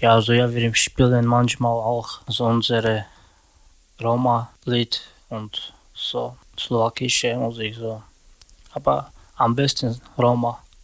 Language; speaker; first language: German; non-native, learner; Romany